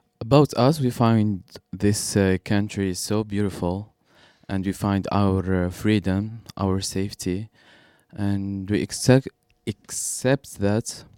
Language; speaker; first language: English; non-native, learner; Arabic